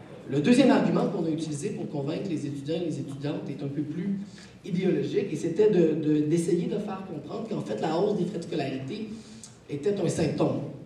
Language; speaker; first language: French; native; French